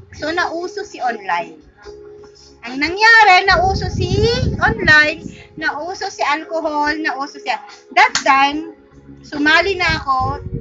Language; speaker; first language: Filipino; native; Filipino